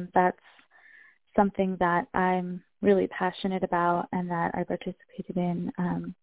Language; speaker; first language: English; early bilingual, other home language; Spanish